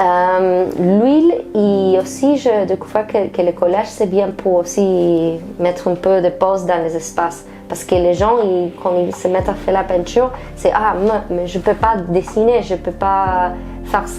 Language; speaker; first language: French; non-native, fluent; Spanish